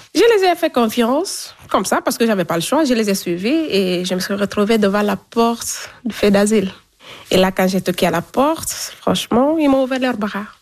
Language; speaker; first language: French; non-native, local second language; Fula